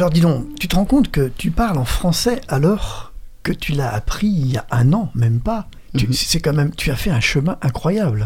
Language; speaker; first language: French; native; French